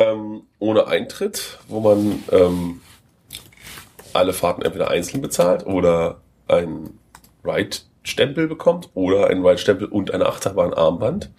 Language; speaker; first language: German; native; German